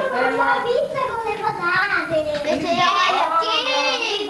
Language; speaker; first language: Italian; native; Italian